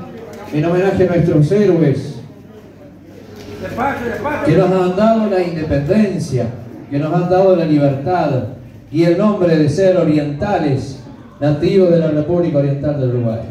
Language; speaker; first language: Spanish; native; Spanish